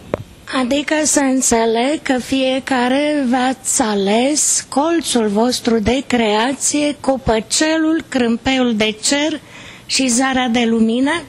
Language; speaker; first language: Romanian; native; Romanian